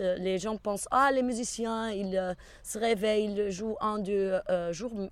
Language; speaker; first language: French; non-native, fluent; Portuguese